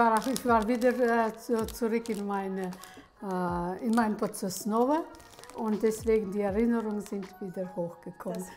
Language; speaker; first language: German; early bilingual, heritage; German